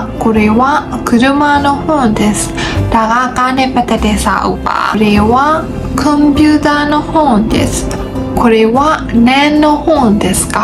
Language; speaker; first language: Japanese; non-native, fluent; Burmese